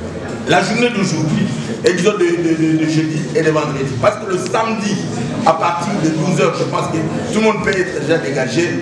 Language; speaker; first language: French; non-native, local second language; Lingala